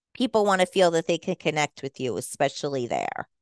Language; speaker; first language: English; native; English